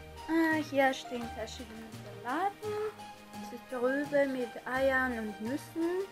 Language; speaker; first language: German; non-native, fluent; Russian